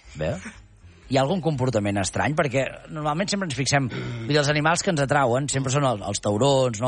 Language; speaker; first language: Catalan; native; Catalan